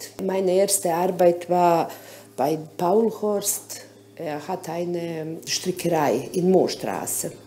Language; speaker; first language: German; non-native, learner; Bosnian